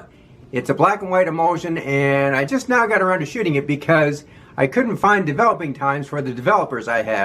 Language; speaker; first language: English; native; English